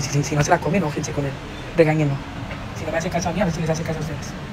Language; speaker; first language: Spanish; early bilingual, other home language; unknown